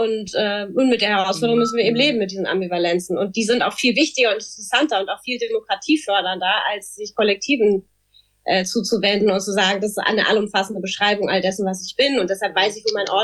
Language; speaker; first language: German; early bilingual, other home language; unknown